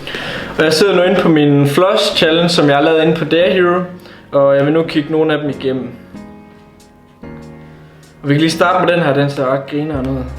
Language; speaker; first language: Danish; native; Danish